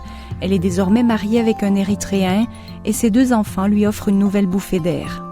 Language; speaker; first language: French; native; French